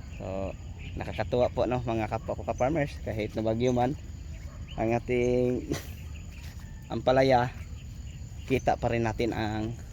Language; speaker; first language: Filipino; native; Filipino